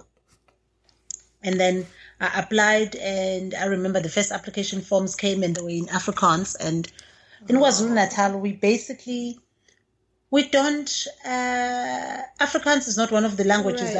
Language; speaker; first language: English; non-native, local second language; Zulu